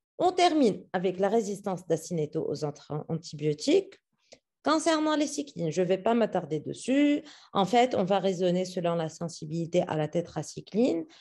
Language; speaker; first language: French; non-native, local second language; Arabic